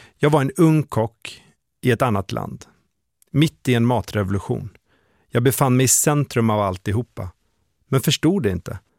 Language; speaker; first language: Swedish; native; Swedish